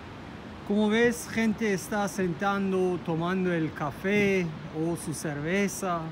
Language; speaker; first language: Spanish; non-native, fluent; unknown